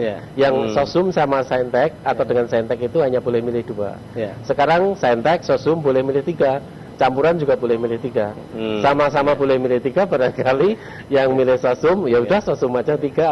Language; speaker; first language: Indonesian; native; Indonesian